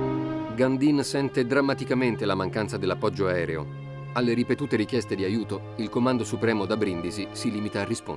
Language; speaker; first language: Italian; native; Italian